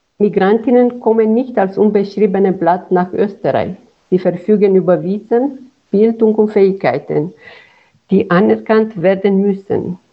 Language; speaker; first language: German; non-native, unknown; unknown